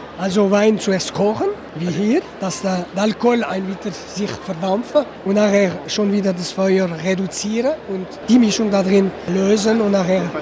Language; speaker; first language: German; non-native, learner; French